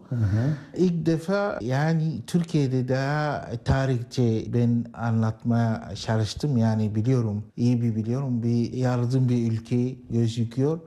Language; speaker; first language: Turkish; non-native, learner; Arabic